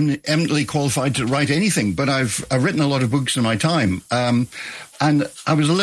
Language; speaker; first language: English; native; English